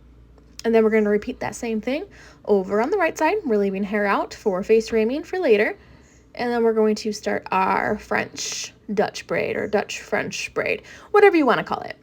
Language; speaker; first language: English; native; English